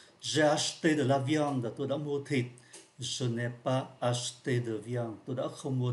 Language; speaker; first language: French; non-native, fluent; Vietnamese